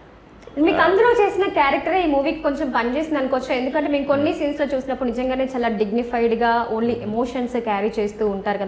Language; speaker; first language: Telugu; native; Telugu